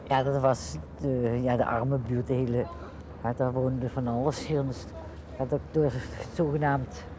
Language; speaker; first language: Dutch; native; Dutch